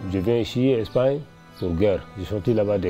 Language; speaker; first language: Spanish; non-native, learner; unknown